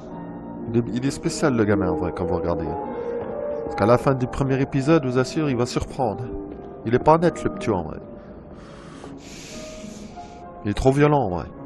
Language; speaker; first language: French; native; French